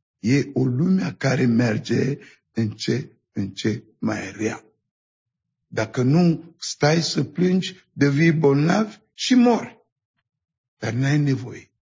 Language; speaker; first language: Romanian; non-native, fluent; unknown